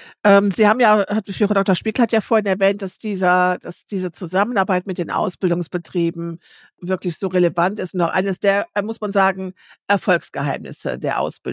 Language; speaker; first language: German; native; German